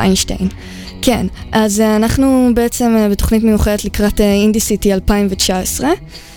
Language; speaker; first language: Hebrew; native; Hebrew